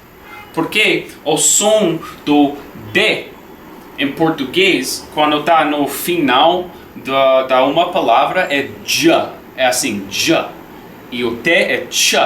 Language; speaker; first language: Portuguese; non-native, learner; English